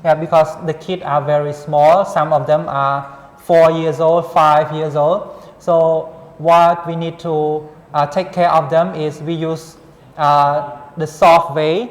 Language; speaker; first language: English; non-native, fluent; Khmer